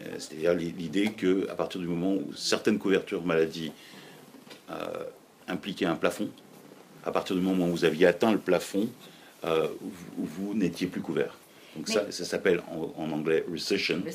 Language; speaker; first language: French; native; French